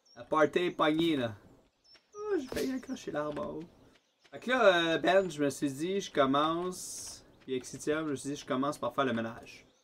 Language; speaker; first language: French; native; French